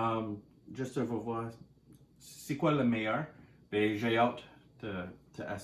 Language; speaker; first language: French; non-native, learner; English